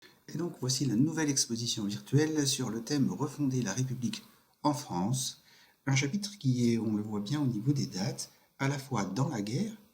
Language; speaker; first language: French; native; French